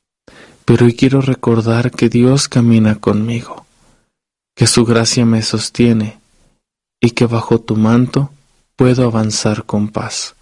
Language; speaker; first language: Spanish; native; Spanish